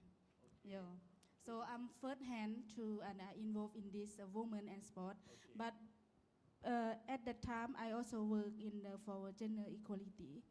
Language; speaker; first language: English; non-native, learner; Lao